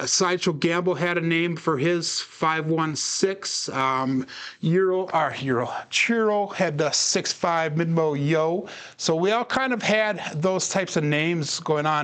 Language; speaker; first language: English; native; English